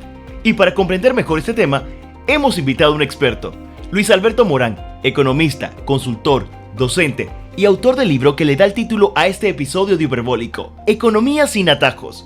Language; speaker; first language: Spanish; native; Spanish